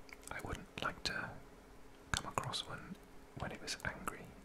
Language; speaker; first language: English; non-native, local second language; Welsh